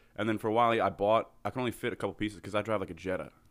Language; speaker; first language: English; native; English